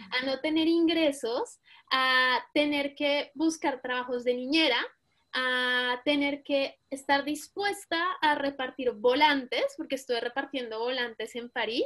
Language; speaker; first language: Spanish; native; Spanish